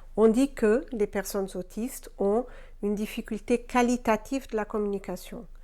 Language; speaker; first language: French; non-native, fluent; Portuguese